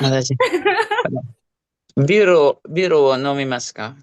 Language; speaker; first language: Japanese; non-native, learner; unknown